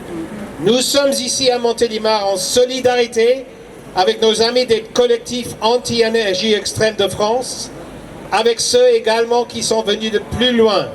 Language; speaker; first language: French; non-native, fluent; English